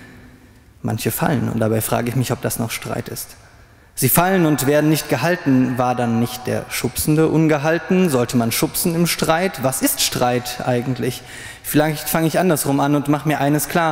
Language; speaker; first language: German; native; German